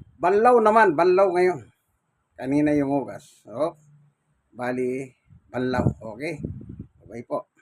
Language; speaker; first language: Filipino; native; Filipino